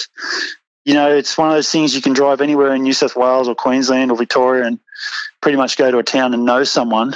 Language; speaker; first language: English; native; English